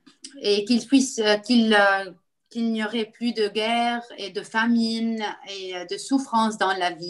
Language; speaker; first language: French; non-native, local second language; Arabic